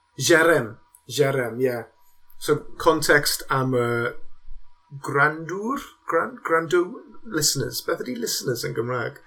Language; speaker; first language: Welsh; non-native, local second language; English